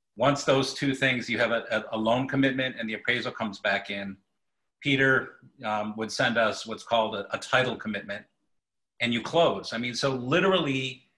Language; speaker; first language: English; native; English